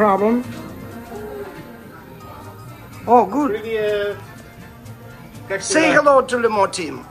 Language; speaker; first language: English; non-native, learner; Russian